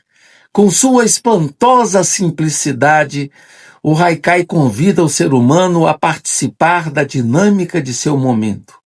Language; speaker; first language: Portuguese; native; Portuguese